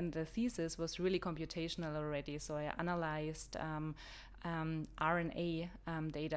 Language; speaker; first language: English; non-native, fluent; German